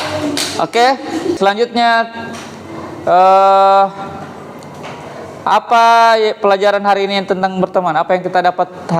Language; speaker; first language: Indonesian; native; Indonesian